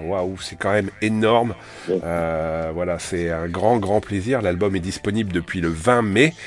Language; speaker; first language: French; native; French